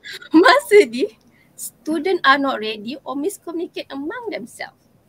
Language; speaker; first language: English; non-native, local second language; Malay